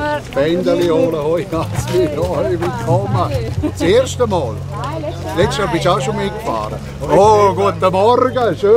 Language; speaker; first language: German; native; German